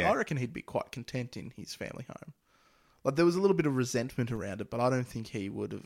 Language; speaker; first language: English; native; English